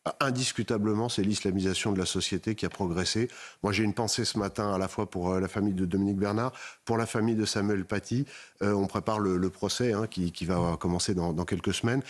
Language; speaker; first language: French; native; French